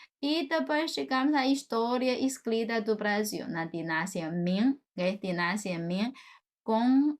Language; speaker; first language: Portuguese; non-native, fluent; Chinese